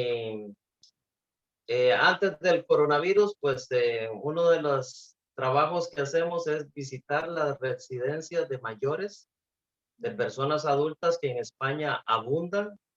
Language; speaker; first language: Spanish; non-native, fluent; Portuguese